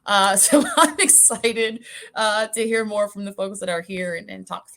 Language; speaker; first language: English; native; English